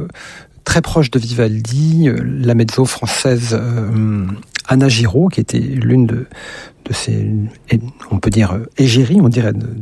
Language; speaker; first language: French; native; French